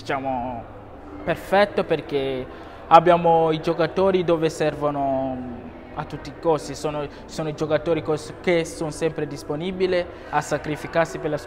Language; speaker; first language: Italian; non-native, learner; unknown